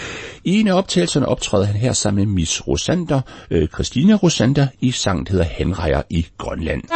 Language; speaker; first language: Danish; native; Danish